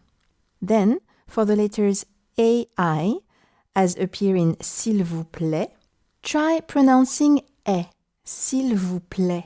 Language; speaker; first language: French; native; French